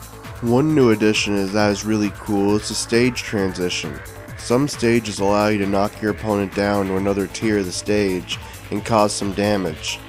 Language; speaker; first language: English; native; English